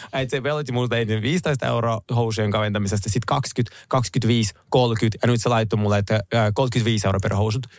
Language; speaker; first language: Finnish; early bilingual, other home language; Russian